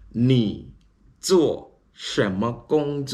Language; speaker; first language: Chinese; non-native, learner; English